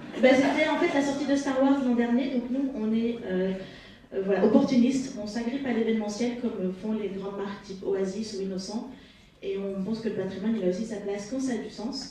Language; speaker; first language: French; native; French